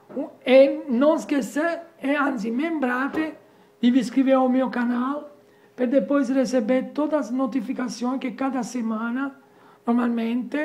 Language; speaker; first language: Portuguese; non-native, fluent; Italian